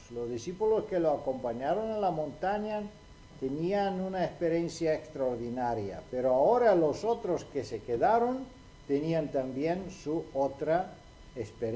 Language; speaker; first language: Spanish; non-native, fluent; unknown